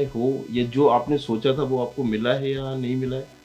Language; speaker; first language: Hindi; native; Hindi